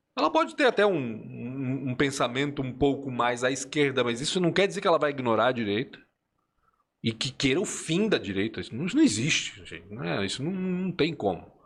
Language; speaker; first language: Portuguese; early bilingual, other home language; Spanish